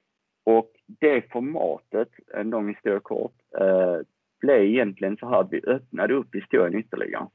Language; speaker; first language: Swedish; native; Swedish